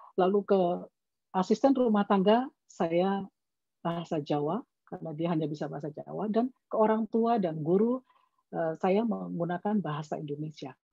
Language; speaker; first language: Indonesian; native; Indonesian